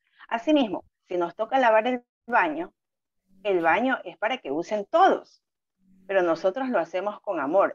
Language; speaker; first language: Spanish; native; Spanish